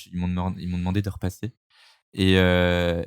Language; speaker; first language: French; native; French